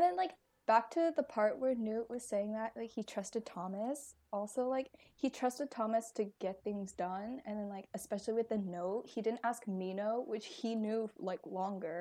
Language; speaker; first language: English; native; English